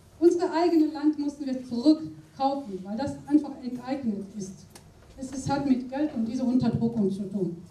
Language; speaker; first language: German; non-native, fluent; Aramaic